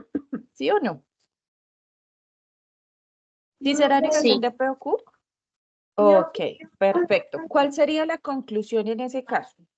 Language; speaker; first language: Spanish; native; Spanish